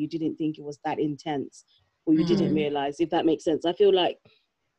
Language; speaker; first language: English; non-native, local second language; Yoruba